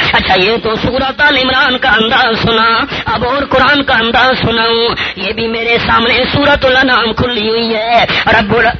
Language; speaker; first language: Urdu; non-native, local second language; Pashto